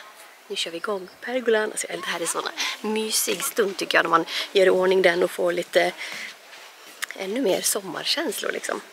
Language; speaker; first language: Swedish; native; Swedish